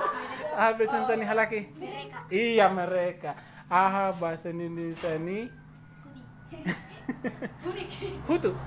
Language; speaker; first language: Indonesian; non-native, local second language; Batak Toba